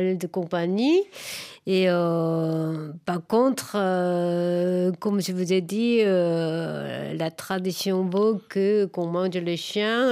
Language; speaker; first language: French; non-native, fluent; Korean